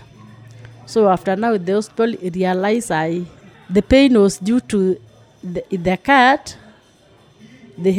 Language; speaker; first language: English; non-native, local second language; Masai